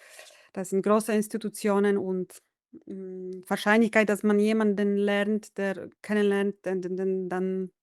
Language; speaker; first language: German; non-native, fluent; Polish